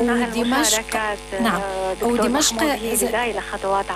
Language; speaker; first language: Arabic; native; Arabic